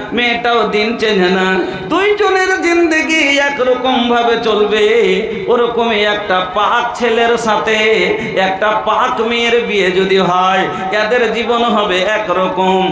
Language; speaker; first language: Bangla; non-native, local second language; Bhojpuri